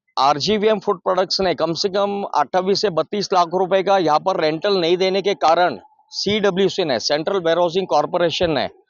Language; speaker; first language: Hindi; non-native, local second language; Marathi